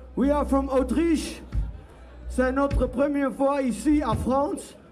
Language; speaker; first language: French; non-native, learner; German